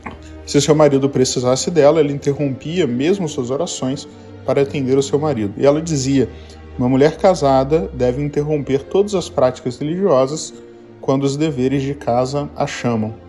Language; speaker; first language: Portuguese; native; Portuguese